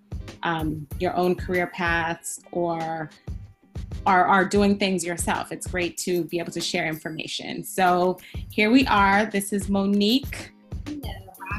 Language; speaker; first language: English; early bilingual, other home language; Spanish